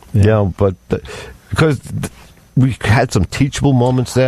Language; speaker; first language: English; native; English